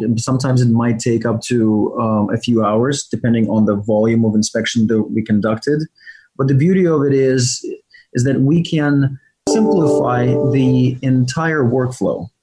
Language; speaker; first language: English; non-native, fluent; Ukrainian